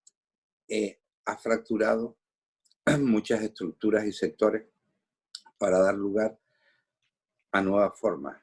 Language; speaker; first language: Spanish; native; Spanish